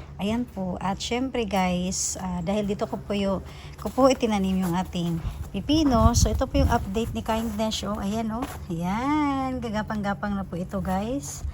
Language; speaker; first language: Filipino; native; Filipino